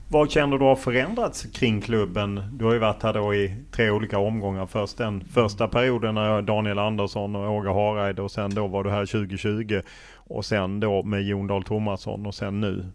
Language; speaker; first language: Swedish; native; Swedish